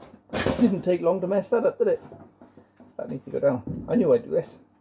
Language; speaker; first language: English; native; English